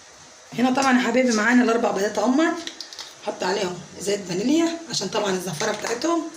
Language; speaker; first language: Arabic; native; Arabic